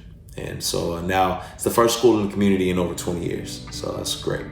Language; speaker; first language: English; native; English